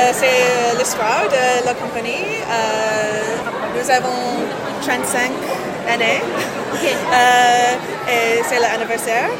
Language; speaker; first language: French; non-native, learner; English